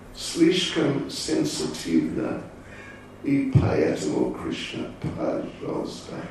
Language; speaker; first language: Russian; non-native, learner; English